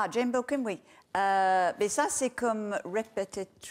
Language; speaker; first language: French; non-native, fluent; English